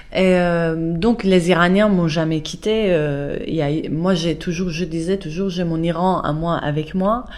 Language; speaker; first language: French; non-native, fluent; Persian